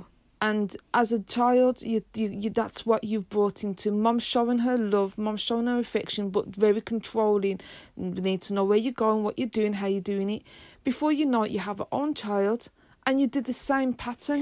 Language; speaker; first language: English; native; English